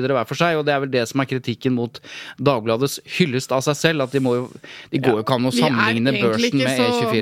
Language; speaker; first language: Norwegian; native; Norwegian